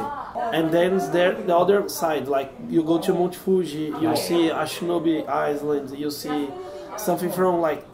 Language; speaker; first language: English; non-native, fluent; Portuguese